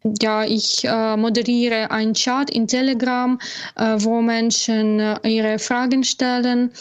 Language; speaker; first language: German; non-native, learner; Ukrainian